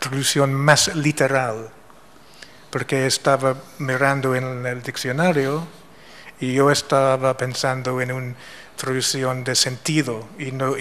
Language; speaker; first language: Spanish; non-native, fluent; English